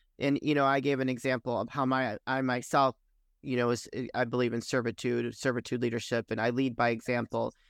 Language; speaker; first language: English; native; English